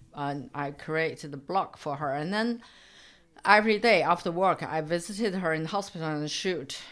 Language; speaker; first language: English; non-native, fluent; Chinese